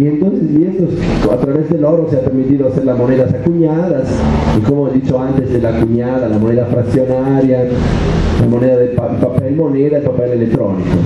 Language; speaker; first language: Spanish; non-native, fluent; Italian